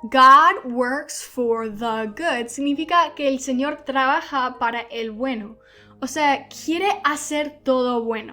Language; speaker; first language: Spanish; non-native, fluent; English